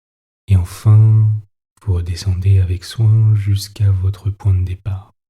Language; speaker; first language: French; native; French